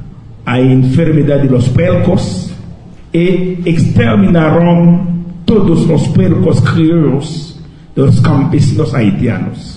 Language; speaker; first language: Spanish; non-native, local second language; Haitian Creole